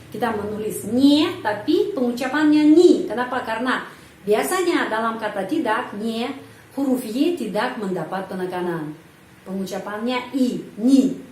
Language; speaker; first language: Indonesian; non-native, fluent; Russian